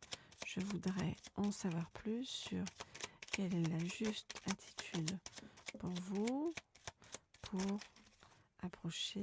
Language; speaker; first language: French; native; French